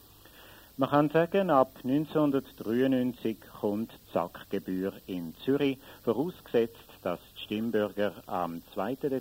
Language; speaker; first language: German; native; German